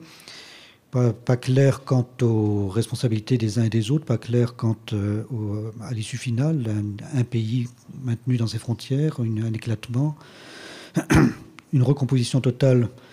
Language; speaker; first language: French; native; French